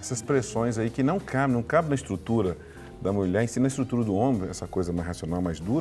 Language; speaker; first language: Portuguese; native; Portuguese